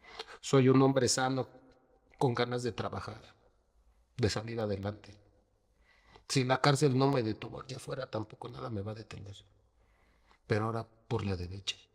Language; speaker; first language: Spanish; native; Spanish